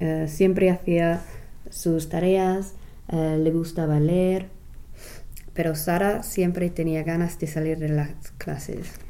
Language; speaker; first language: Spanish; non-native, fluent; English